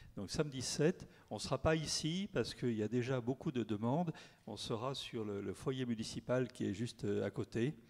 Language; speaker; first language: French; native; French